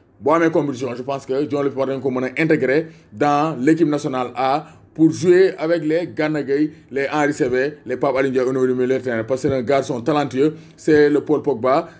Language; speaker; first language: French; non-native, local second language; Wolof